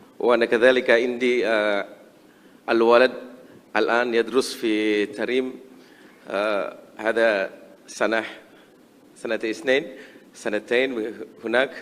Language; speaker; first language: Arabic; non-native, learner; Indonesian